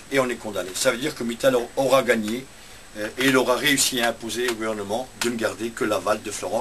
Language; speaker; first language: French; native; French